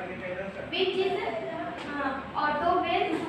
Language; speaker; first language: English; non-native, learner; Hindi